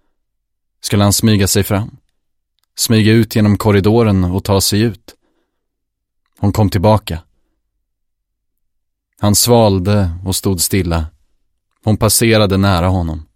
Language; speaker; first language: Swedish; native; Swedish